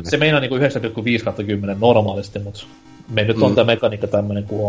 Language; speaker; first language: Finnish; native; Finnish